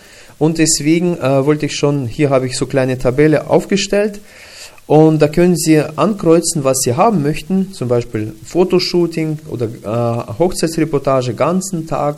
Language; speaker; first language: German; non-native, fluent; Russian